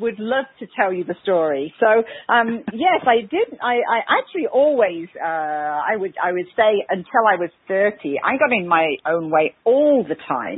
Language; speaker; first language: English; native; English